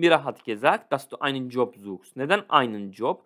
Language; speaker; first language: German; non-native, fluent; Turkish